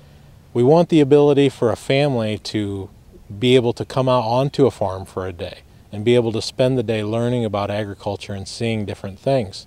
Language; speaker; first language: English; native; English